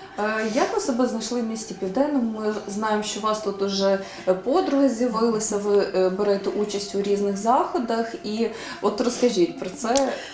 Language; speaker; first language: Ukrainian; native; Ukrainian